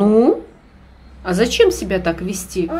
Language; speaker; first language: Russian; native; Russian